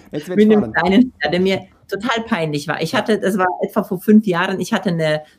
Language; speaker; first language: German; non-native, fluent; Polish